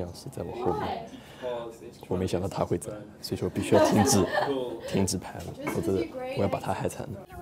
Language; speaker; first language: Chinese; native; Chinese